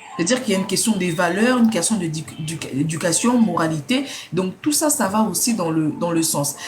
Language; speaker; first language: French; non-native, local second language; Lingala